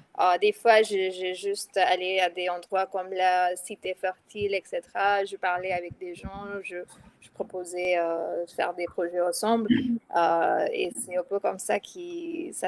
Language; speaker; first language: French; non-native, fluent; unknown